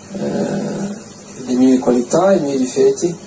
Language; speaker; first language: Italian; non-native, fluent; Portuguese